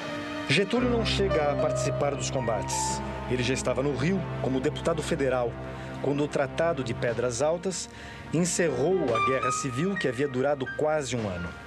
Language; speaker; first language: Portuguese; native; Portuguese